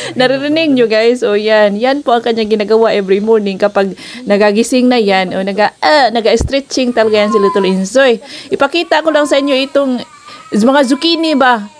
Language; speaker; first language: Filipino; non-native, local second language; Cebuano